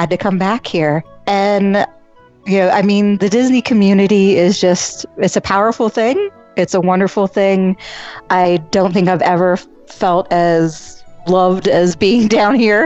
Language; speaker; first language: English; native; English